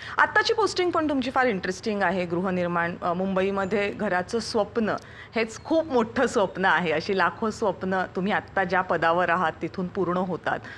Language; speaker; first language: Marathi; native; Marathi